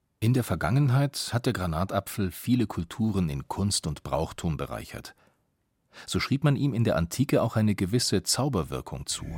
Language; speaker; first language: German; native; German